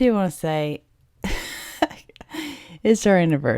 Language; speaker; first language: English; native; English